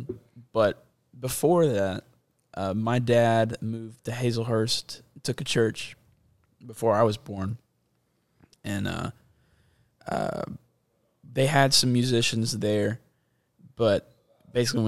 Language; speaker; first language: English; native; English